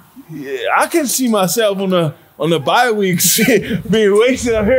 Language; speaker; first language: English; non-native, fluent; German